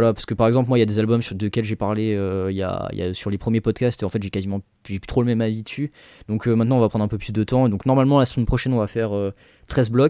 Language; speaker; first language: French; native; French